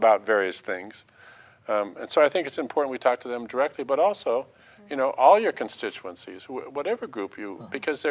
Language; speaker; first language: English; native; English